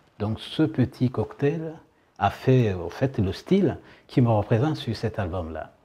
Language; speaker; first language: French; non-native, local second language; Kinyarwanda